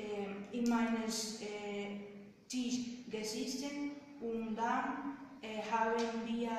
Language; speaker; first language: German; non-native, learner; Spanish